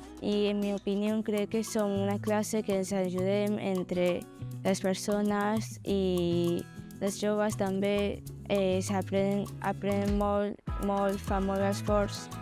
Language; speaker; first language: Catalan; early bilingual, other home language; Chinese